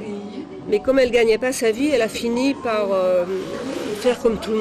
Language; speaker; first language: French; native; French